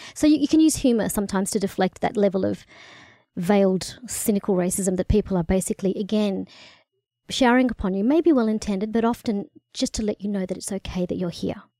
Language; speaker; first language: English; early bilingual, other home language; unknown